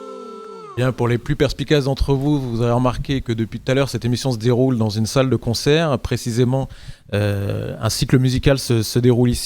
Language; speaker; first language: French; native; French